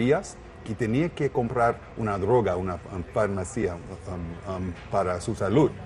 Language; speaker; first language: Spanish; non-native, learner; English